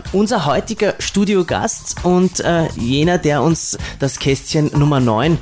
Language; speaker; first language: German; native; German